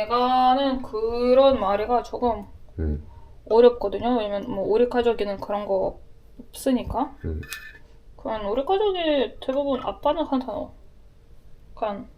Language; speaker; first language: Korean; non-native, learner; Russian